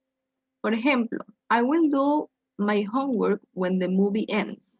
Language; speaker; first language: English; non-native, fluent; Spanish